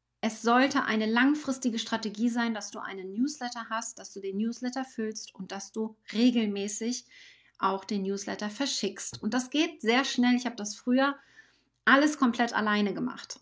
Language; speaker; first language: German; native; German